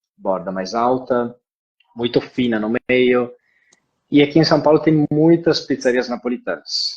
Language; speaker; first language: Portuguese; non-native, fluent; Italian